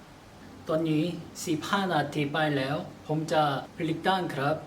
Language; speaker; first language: Thai; non-native, learner; Korean